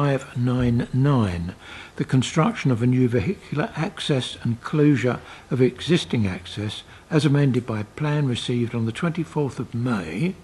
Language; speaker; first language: English; native; English